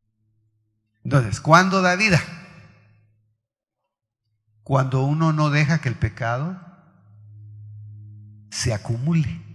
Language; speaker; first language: Spanish; native; Spanish